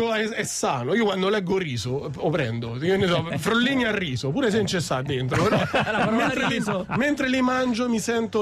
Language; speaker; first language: Italian; native; Italian